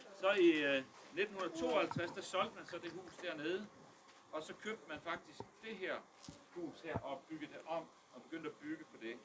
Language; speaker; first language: Danish; early bilingual, other home language; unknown